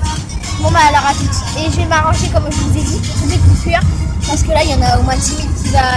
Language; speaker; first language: French; native; French